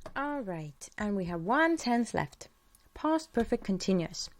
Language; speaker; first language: English; non-native, fluent; Estonian